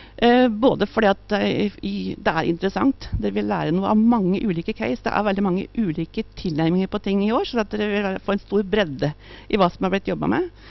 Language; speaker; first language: Norwegian; native; Norwegian